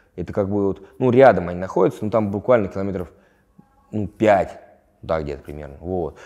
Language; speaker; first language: Russian; native; Russian